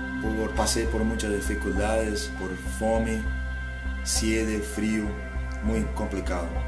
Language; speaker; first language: Spanish; non-native, learner; English